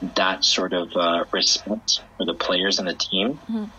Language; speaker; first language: English; native; English